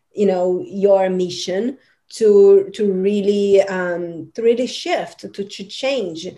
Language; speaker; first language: English; non-native, fluent; Portuguese